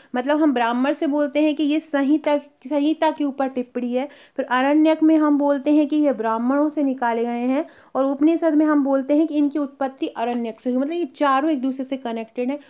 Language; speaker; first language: Hindi; native; Hindi